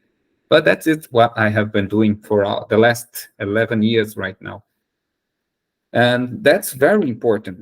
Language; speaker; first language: English; non-native, fluent; Portuguese